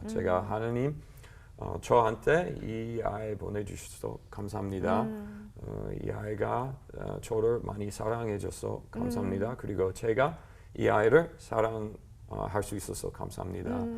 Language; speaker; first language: Korean; non-native, learner; English